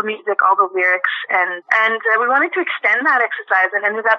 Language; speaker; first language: English; non-native, fluent; French